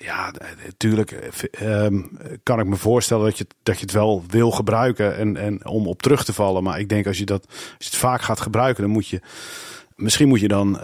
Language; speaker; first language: Dutch; native; Dutch